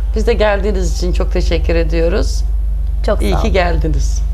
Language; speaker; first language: Turkish; native; Turkish